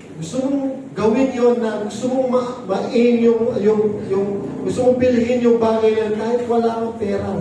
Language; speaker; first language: Filipino; non-native, local second language; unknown